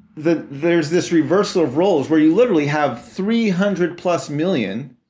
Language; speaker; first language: English; native; English